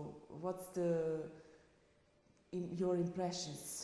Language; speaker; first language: English; non-native, fluent; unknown